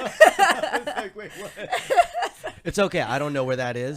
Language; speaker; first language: English; native; English